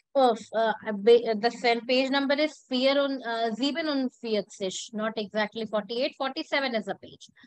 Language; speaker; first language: English; non-native, local second language; Hindi